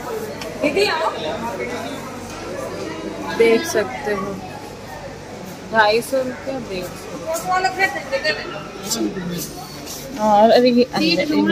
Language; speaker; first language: Hindi; native; Hindi